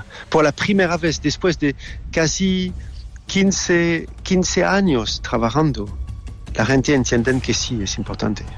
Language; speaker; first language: Spanish; non-native, learner; French